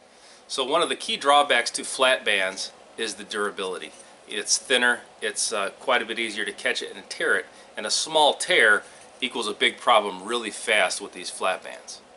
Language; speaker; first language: English; native; English